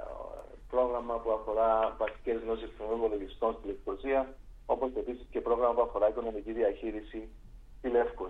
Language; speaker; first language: Greek; native; Greek